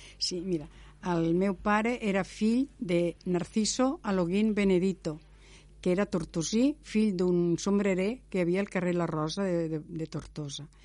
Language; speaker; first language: Catalan; non-native, local second language; Spanish